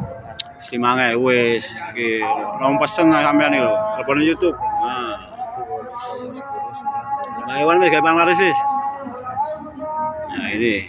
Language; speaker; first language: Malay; non-native, local second language; Javanese